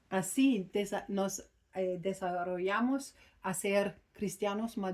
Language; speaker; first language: Spanish; non-native, fluent; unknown